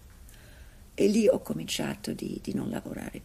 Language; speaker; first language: Italian; non-native, fluent; English